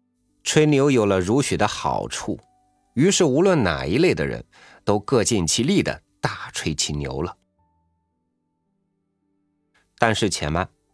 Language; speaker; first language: Chinese; native; Chinese